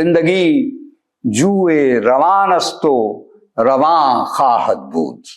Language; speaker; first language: Persian; non-native, fluent; Urdu